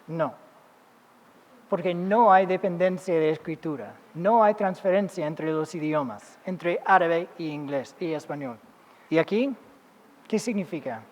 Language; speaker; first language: Spanish; non-native, fluent; English